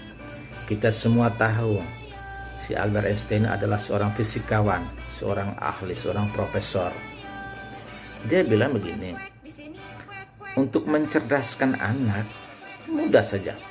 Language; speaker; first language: Indonesian; native; Indonesian